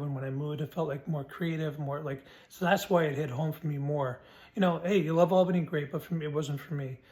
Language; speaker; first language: English; native; English